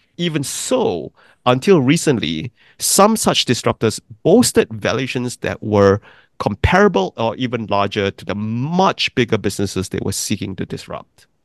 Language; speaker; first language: English; non-native, local second language; Chinese